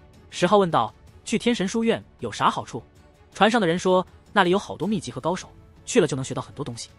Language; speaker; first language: Chinese; native; Chinese